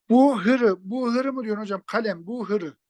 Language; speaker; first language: Turkish; native; Turkish